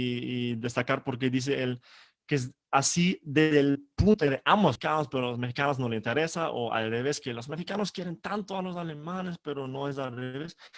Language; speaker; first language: Spanish; non-native, fluent; German